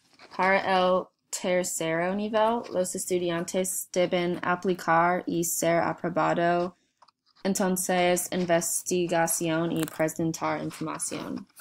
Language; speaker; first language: Spanish; non-native, learner; English